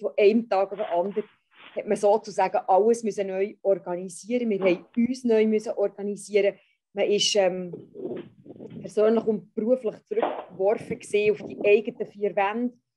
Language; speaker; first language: German; native; German